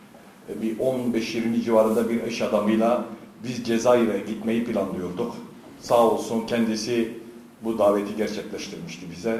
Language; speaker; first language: Turkish; native; Turkish